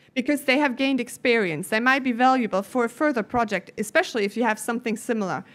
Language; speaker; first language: English; non-native, fluent; German